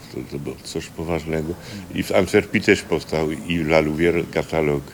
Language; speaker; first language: Polish; early bilingual, heritage; French